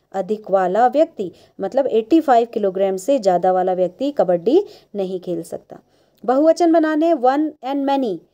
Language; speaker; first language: Hindi; native; Hindi